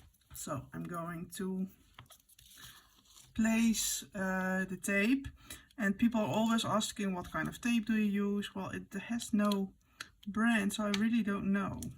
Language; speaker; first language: English; non-native, fluent; Dutch